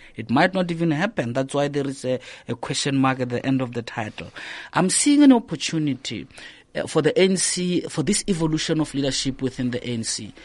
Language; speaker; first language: English; non-native, local second language; Northern Sotho